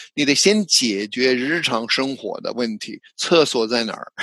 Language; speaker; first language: Chinese; non-native, fluent; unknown